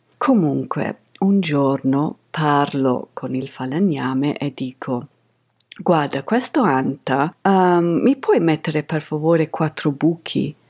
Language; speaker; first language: Italian; non-native, fluent; English